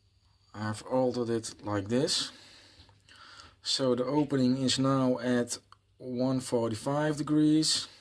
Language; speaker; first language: English; non-native, fluent; Dutch